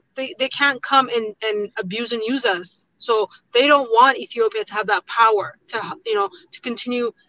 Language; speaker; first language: English; non-native, fluent; Tigrinya